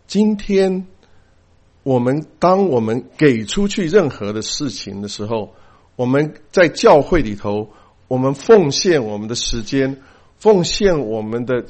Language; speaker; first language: Chinese; native; Chinese